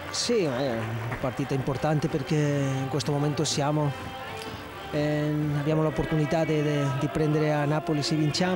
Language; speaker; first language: Italian; non-native, fluent; Spanish